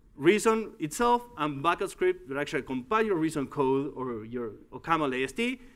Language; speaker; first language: English; non-native, fluent; Spanish